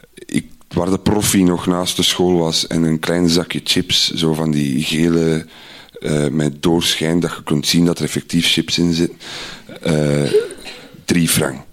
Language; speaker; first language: Dutch; native; Dutch